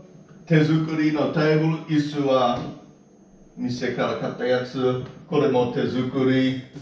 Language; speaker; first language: Japanese; non-native, learner; English